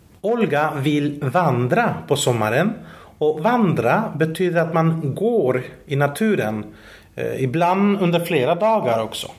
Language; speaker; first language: Swedish; non-native, fluent; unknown